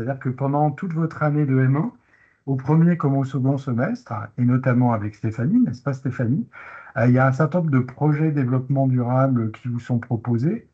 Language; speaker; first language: French; native; French